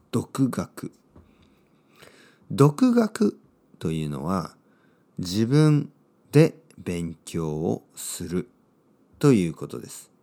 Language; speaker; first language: Japanese; native; Japanese